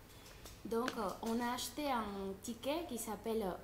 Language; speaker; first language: French; non-native, fluent; Spanish